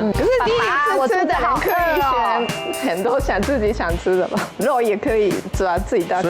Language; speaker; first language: Chinese; non-native, fluent; Japanese